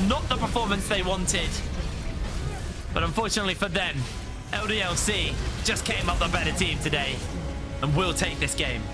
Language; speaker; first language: English; native; English